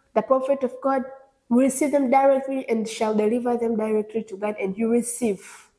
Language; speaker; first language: English; non-native, local second language; Swahili